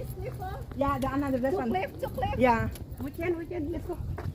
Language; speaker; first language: English; non-native, learner; Filipino